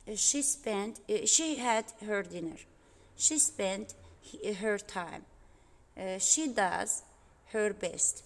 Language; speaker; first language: English; non-native, fluent; Azerbaijani